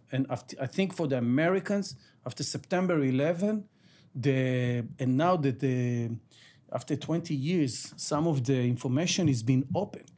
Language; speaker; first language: English; non-native, fluent; Ladino